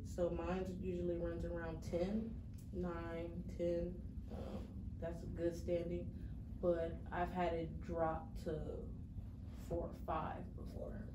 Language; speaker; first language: English; native; English